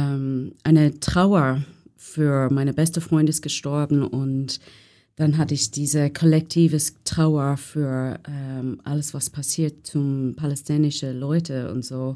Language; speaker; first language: German; non-native, learner; English